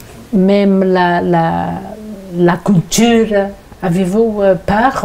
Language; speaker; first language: French; non-native, learner; Portuguese